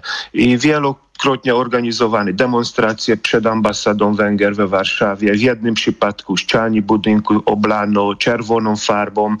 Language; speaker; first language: Polish; non-native, fluent; Hungarian